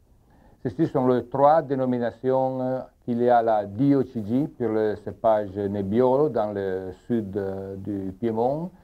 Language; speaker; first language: French; non-native, learner; Italian